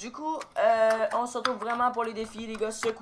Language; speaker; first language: French; native; French